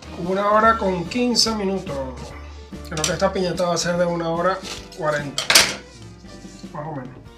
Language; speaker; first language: Spanish; native; Spanish